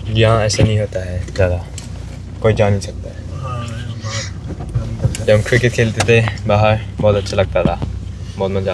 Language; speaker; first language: Hindi; early bilingual, other home language; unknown